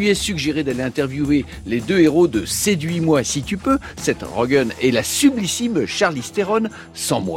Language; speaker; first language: French; native; French